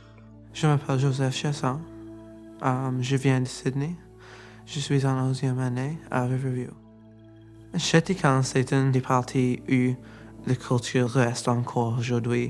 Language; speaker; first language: French; non-native, learner; English